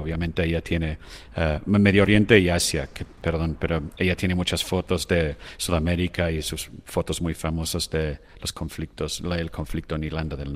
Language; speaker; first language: Spanish; non-native, fluent; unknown